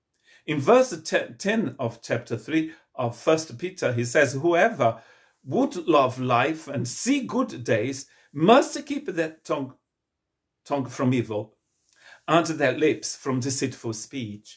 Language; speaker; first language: English; non-native, fluent; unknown